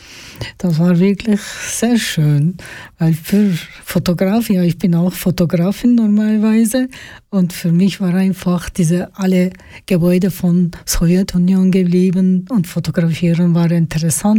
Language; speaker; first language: German; non-native, learner; Georgian